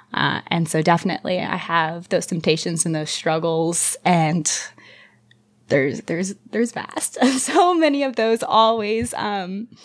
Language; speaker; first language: English; native; English